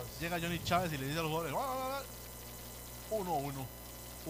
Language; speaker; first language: Spanish; native; Spanish